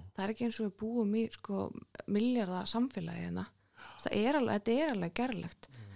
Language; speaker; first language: Icelandic; native; Icelandic